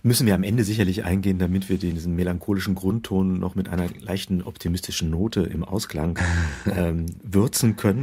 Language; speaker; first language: German; native; German